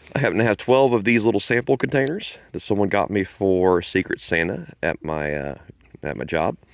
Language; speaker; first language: English; native; English